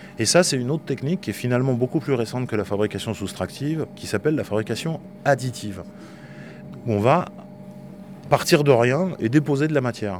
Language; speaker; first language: French; native; French